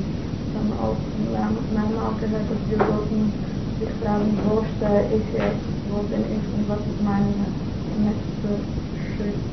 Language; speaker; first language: German; non-native, fluent; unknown